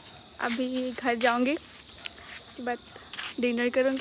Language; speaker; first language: Hindi; non-native, local second language; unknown